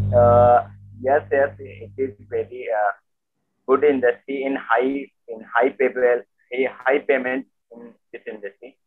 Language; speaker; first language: English; non-native, local second language; Hindi